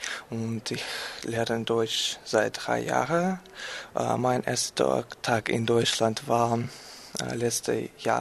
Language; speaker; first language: German; non-native, learner; Russian